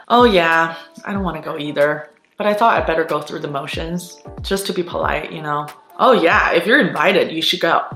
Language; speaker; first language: English; non-native, fluent; Chinese